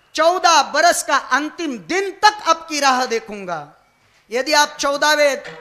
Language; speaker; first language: Hindi; non-native, local second language; Marathi